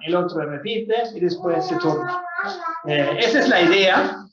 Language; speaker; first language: Spanish; non-native, fluent; Swedish